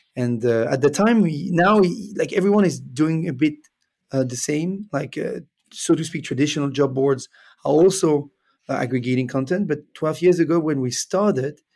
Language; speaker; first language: English; non-native, fluent; French